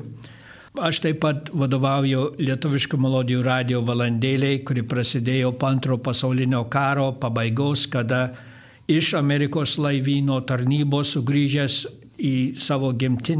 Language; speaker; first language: Lithuanian; early bilingual, heritage; Lithuanian